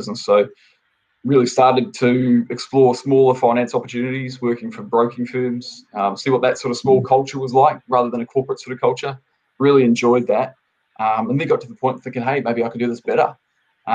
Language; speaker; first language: English; native; English